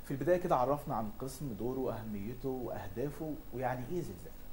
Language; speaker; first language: Arabic; native; Arabic